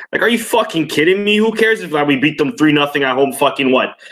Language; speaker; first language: English; early bilingual, other home language; Portuguese